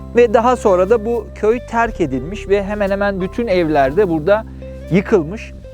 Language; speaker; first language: Turkish; native; Turkish